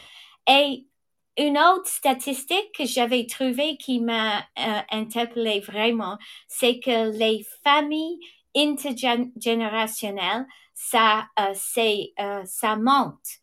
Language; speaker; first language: French; non-native, fluent; English